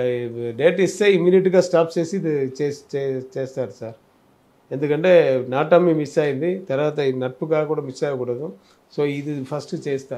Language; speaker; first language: Telugu; non-native, learner; Tamil